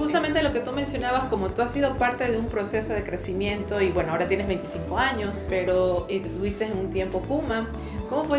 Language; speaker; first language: Spanish; native; Spanish